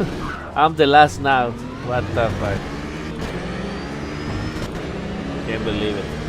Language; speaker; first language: English; non-native, learner; Spanish